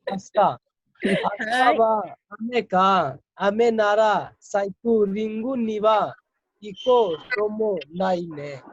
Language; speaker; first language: Japanese; non-native, learner; Hindi